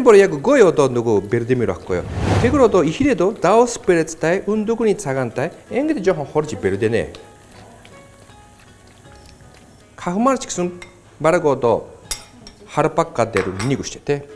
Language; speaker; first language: Mongolian; non-native, fluent; Japanese